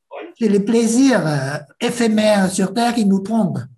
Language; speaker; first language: French; non-native, fluent; Vietnamese